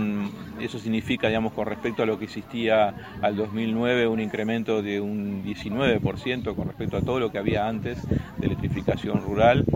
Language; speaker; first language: Spanish; native; Spanish